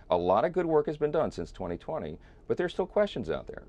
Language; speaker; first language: English; native; English